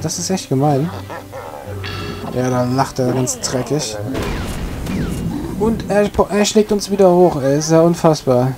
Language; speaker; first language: German; native; German